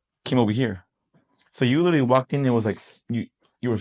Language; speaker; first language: English; native; English